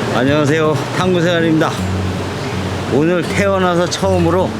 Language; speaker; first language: Korean; native; Korean